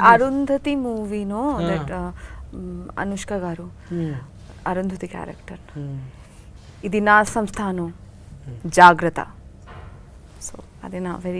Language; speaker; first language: Telugu; non-native, learner; Bangla